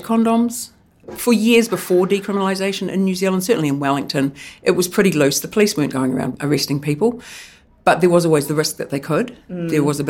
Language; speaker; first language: English; native; English